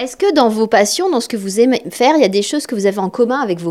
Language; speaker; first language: French; native; French